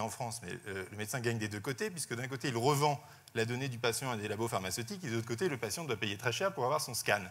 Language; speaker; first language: French; native; French